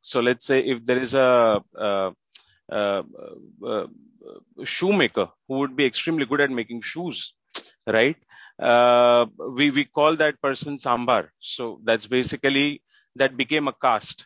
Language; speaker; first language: English; non-native, local second language; Marathi